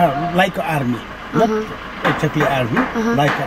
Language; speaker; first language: English; non-native, local second language; Nepali